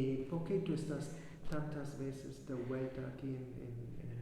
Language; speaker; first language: Spanish; non-native, fluent; German